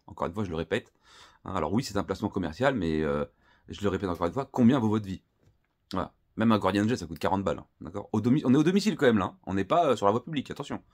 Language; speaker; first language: French; native; French